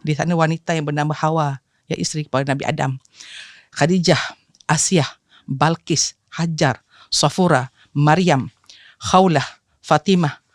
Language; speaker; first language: Malay; native; Malay